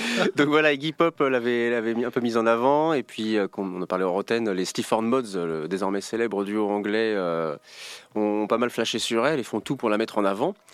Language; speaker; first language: French; native; French